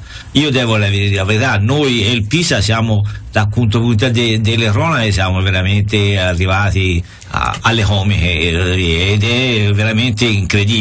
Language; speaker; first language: Italian; native; Italian